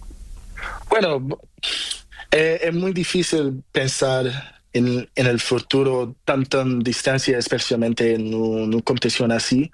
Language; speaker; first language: Spanish; non-native, learner; Portuguese